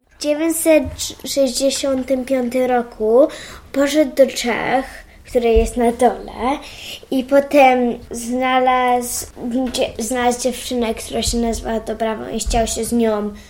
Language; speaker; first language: Polish; early bilingual, heritage; Polish